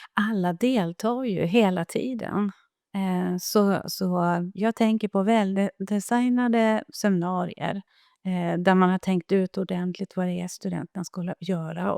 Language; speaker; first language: Swedish; native; Swedish